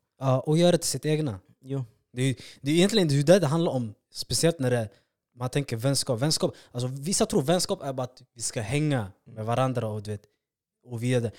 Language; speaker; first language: Swedish; early bilingual, other home language; Somali